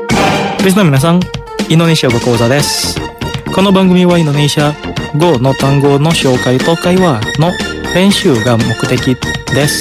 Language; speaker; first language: Japanese; non-native, fluent; Indonesian